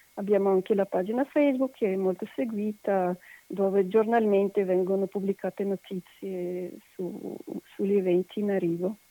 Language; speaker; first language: Italian; non-native, fluent; Russian